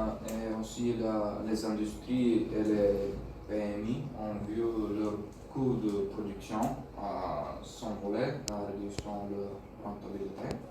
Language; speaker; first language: French; non-native, learner; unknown